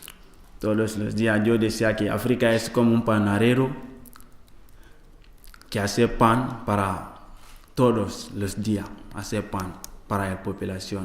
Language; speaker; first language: Spanish; non-native, learner; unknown